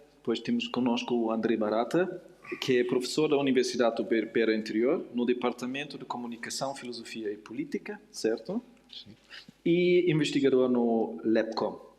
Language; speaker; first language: Portuguese; non-native, fluent; German